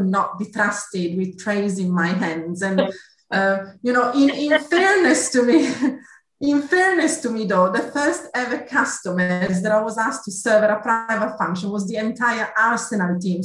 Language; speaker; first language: English; non-native, fluent; Italian